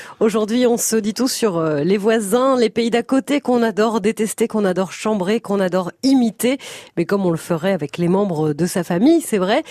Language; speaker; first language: French; native; French